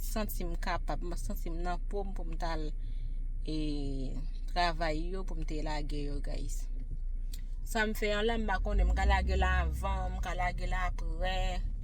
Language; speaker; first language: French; non-native, learner; Haitian Creole